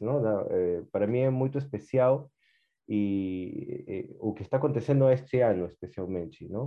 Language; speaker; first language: Portuguese; non-native, fluent; Spanish